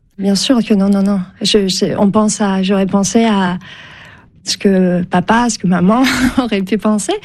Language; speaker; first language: French; early bilingual, other home language; Turkish